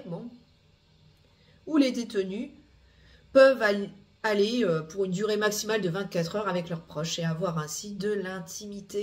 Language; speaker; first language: French; native; French